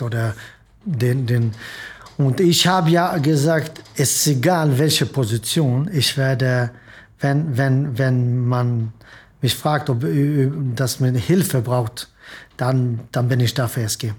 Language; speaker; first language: German; non-native, fluent; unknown